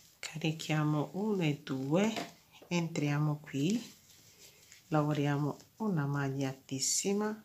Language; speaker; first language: Italian; non-native, fluent; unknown